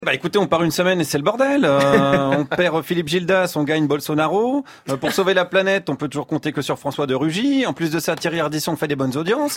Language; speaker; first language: French; native; French